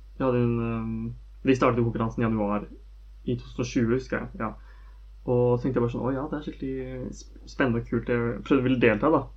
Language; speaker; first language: Norwegian; native; Norwegian